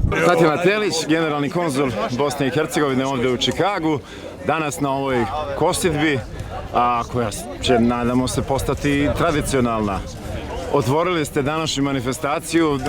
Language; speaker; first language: Bosnian; native; Bosnian